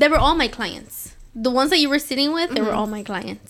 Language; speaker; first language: English; early bilingual, other home language; Spanish